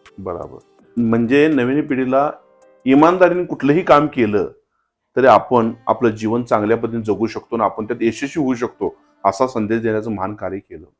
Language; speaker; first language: Marathi; native; Marathi